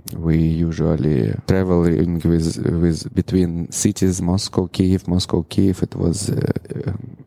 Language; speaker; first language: English; non-native, learner; Ukrainian